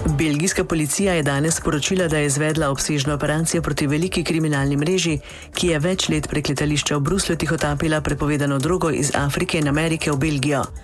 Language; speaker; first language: Slovenian; native; Slovenian